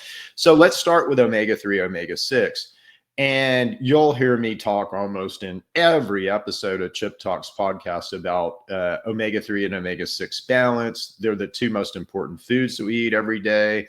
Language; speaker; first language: English; native; English